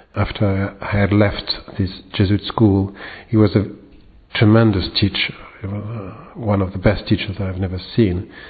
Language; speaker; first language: English; non-native, fluent; French